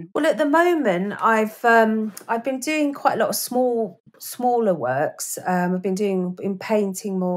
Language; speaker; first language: English; native; English